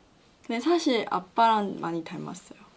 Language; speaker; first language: Korean; non-native, learner; Chinese